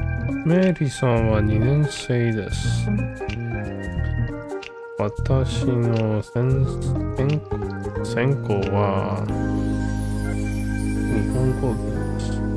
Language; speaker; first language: Japanese; non-native, learner; English